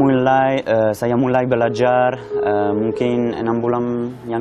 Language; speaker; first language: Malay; non-native, learner; French